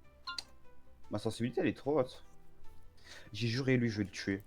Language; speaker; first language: French; native; French